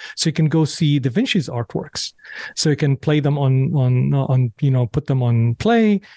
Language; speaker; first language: English; non-native, fluent; Arabic